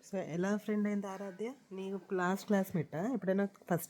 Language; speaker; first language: Telugu; native; Telugu